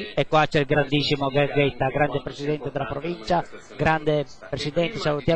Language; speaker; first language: Italian; native; Italian